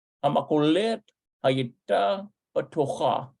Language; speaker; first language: Hebrew; non-native, learner; English